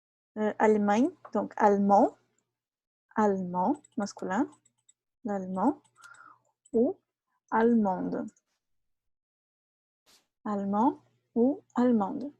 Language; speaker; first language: French; non-native, fluent; Portuguese